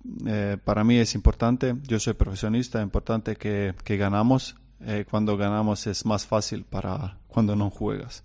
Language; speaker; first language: Spanish; non-native, learner; Croatian